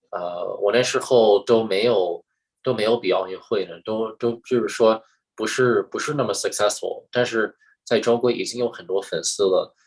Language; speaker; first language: Chinese; early bilingual, heritage; English